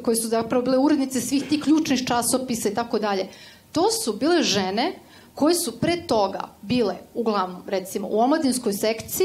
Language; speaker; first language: Serbian; native; Serbian